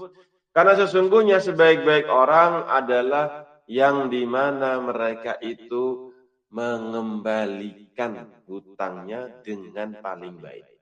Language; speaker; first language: Indonesian; native; Indonesian